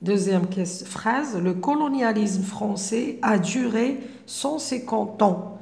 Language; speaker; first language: French; non-native, local second language; Arabic